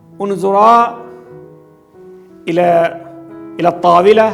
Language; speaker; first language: Arabic; non-native, fluent; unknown